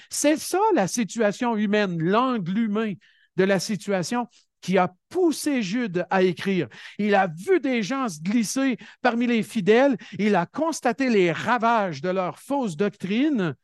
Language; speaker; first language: French; native; French